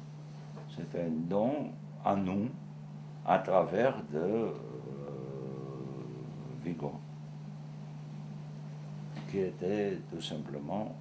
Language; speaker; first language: French; non-native, fluent; Georgian